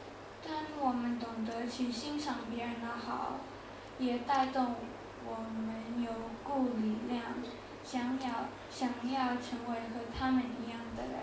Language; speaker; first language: Chinese; non-native, learner; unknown